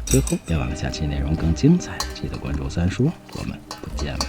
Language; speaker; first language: Chinese; native; Chinese